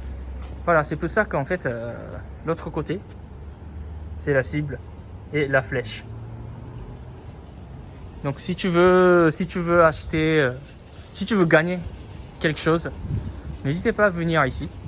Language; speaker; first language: French; non-native, fluent; Japanese